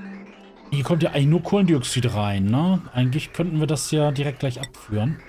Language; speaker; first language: German; native; German